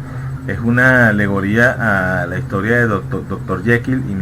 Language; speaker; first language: Spanish; native; Spanish